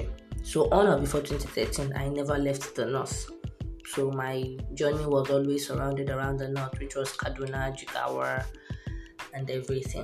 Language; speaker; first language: English; non-native, local second language; Yoruba